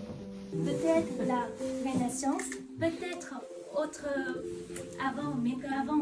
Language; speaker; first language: French; non-native, fluent; Vietnamese